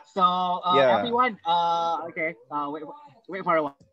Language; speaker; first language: English; non-native, fluent; Indonesian